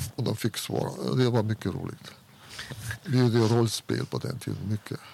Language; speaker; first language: Swedish; non-native, fluent; German